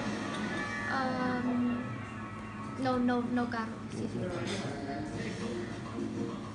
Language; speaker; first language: Spanish; non-native, learner; Vietnamese